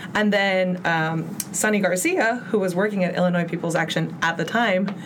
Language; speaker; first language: English; early bilingual, other home language; Spanish